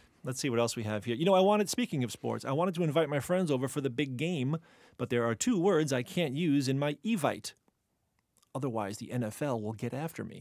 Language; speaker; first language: English; native; English